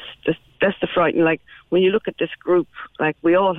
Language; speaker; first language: English; non-native, local second language; Swahili